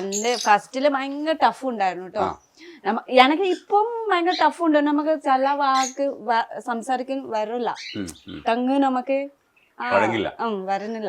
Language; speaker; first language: Malayalam; non-native, learner; Nepali